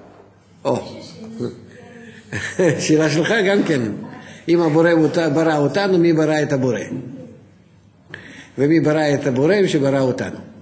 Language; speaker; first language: Hebrew; non-native, fluent; Russian